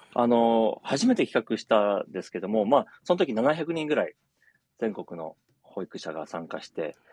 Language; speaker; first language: Japanese; native; Japanese